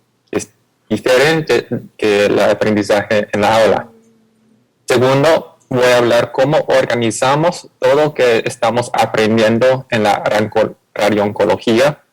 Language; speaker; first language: Spanish; non-native, fluent; English